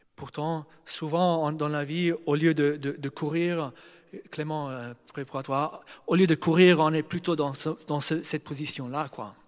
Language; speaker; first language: French; non-native, fluent; English